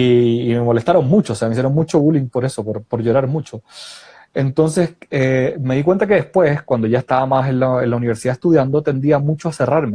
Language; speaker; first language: Spanish; native; Spanish